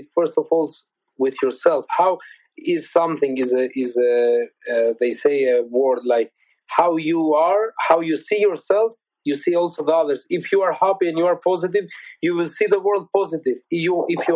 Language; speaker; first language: English; non-native, fluent; Albanian